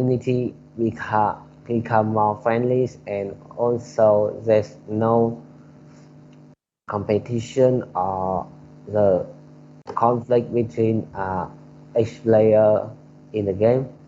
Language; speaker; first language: English; non-native, learner; Vietnamese